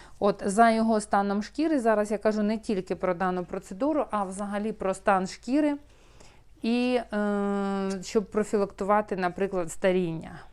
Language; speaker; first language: Ukrainian; non-native, local second language; Russian